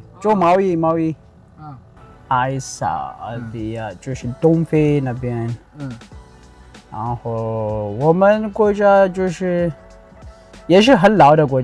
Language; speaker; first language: Chinese; non-native, fluent; Amharic